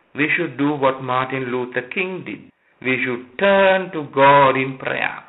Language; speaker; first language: English; non-native, local second language; Sinhala